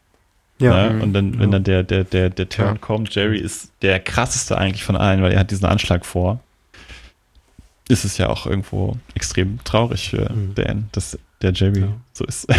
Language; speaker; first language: German; native; German